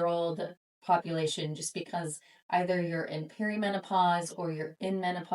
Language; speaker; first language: English; native; English